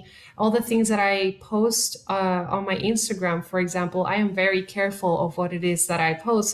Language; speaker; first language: English; non-native, fluent; Spanish